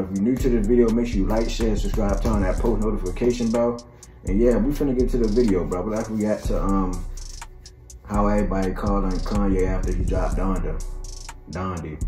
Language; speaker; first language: English; native; English